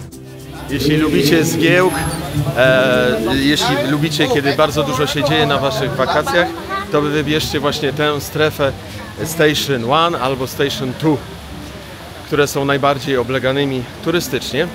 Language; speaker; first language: Polish; native; Polish